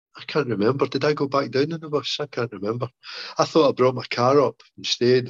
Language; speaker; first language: English; native; English